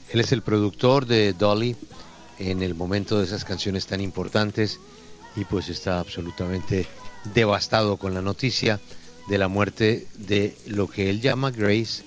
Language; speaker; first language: Spanish; native; Spanish